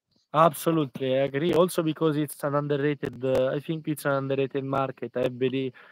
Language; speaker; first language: English; non-native, fluent; Italian